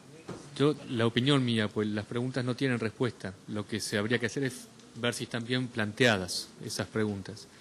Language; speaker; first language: Spanish; native; Spanish